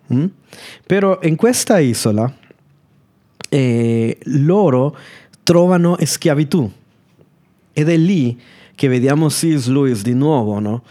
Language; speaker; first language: Italian; non-native, fluent; Spanish